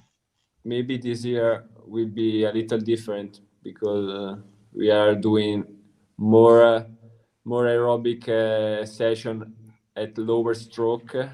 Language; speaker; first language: English; non-native, learner; Italian